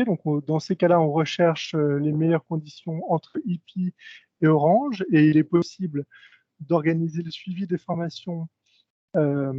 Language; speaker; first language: French; native; French